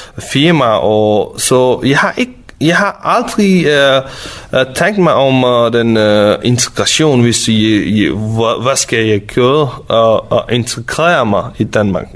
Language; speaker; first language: Danish; non-native, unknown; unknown